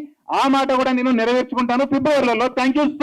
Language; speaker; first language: Telugu; native; Telugu